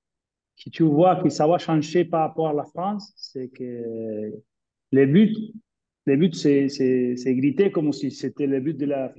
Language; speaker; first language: French; non-native, fluent; Spanish